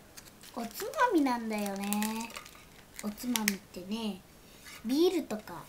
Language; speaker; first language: Japanese; early bilingual, other home language; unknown